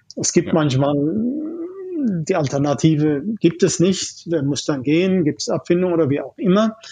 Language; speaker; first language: German; non-native, fluent; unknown